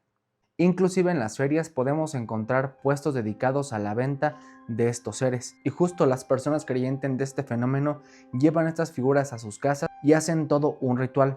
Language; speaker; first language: Spanish; native; Spanish